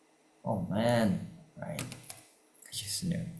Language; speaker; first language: English; non-native, fluent; Indonesian